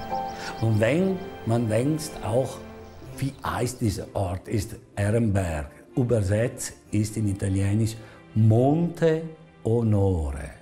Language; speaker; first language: German; non-native, learner; Italian